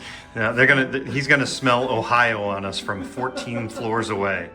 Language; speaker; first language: English; native; English